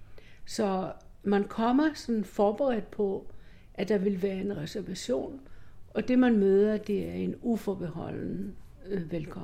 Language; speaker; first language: Danish; non-native, fluent; Greek